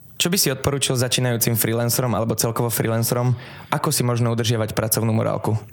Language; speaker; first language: Slovak; native; Slovak